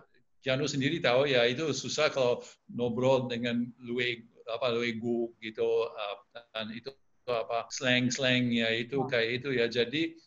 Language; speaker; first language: Indonesian; non-native, fluent; English